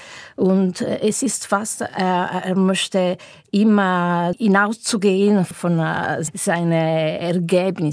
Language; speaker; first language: German; non-native, fluent; Italian